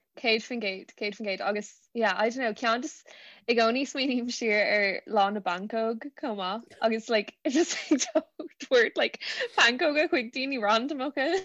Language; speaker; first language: Irish; non-native, local second language; English